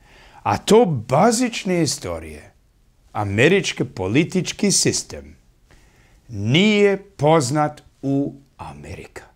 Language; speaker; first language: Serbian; early bilingual, heritage; English